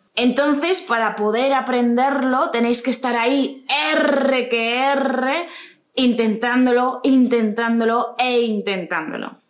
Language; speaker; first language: Spanish; native; Spanish